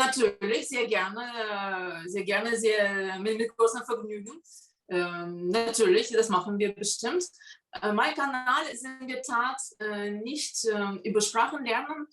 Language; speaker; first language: German; non-native, fluent; Russian